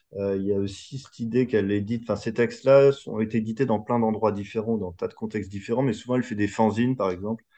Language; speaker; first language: French; native; French